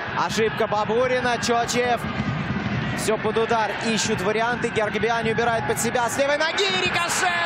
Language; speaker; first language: Russian; native; Russian